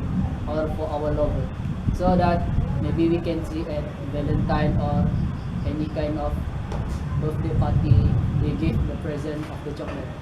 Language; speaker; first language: English; non-native, learner; Malay